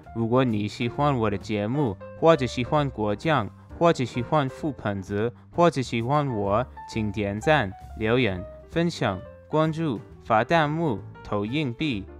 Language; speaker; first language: Chinese; non-native, fluent; English